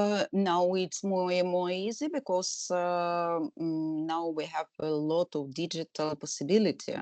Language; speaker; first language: English; non-native, learner; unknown